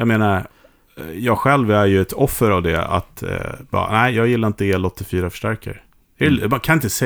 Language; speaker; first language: Swedish; native; Swedish